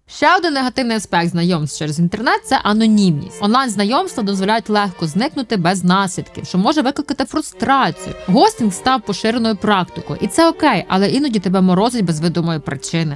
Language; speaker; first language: Ukrainian; native; Ukrainian